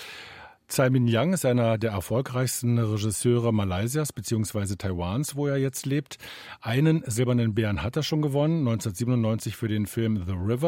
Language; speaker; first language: German; native; German